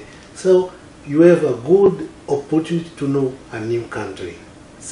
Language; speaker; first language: English; non-native, learner; Portuguese